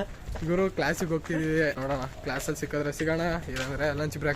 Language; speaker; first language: Kannada; native; Kannada